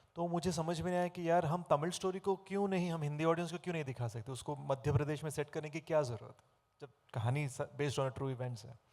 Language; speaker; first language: Hindi; non-native, fluent; Telugu